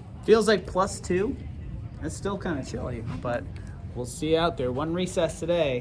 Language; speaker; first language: English; native; English